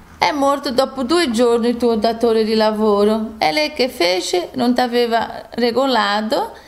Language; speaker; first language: Italian; non-native, fluent; Portuguese